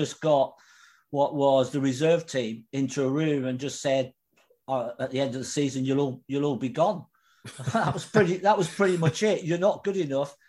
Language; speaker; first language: English; native; English